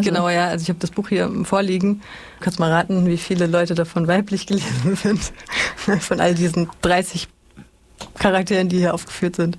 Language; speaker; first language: German; native; German